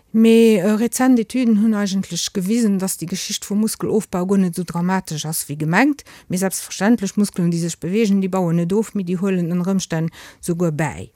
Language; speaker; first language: Luxembourgish; native; Luxembourgish